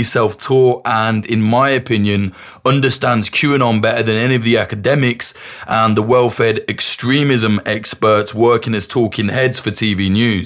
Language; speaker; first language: English; native; English